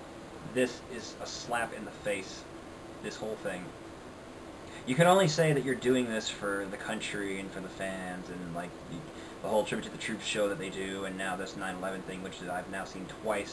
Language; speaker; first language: English; native; English